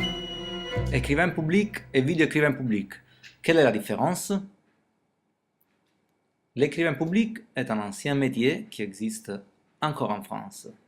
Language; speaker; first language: French; non-native, fluent; Italian